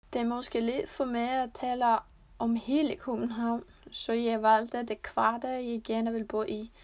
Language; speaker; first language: Danish; non-native, learner; Icelandic